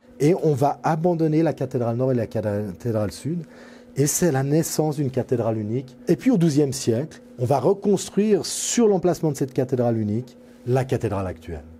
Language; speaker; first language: French; native; French